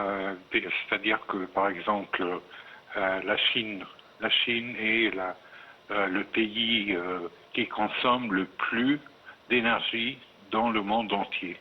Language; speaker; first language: French; non-native, fluent; Arabic